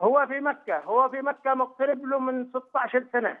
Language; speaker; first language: Arabic; native; Arabic